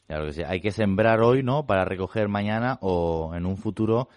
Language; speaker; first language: Spanish; non-native, local second language; Catalan